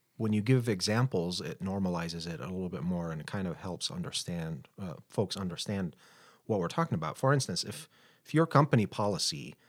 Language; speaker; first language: English; non-native, fluent; Arabic